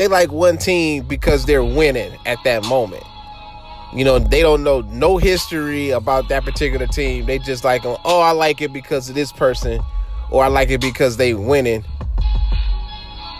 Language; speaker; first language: English; native; English